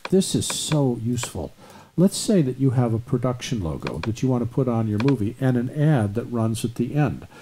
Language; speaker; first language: English; native; English